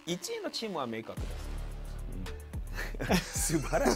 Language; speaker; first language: Japanese; non-native, learner; Korean